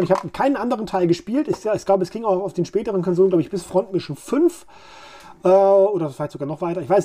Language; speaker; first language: German; native; German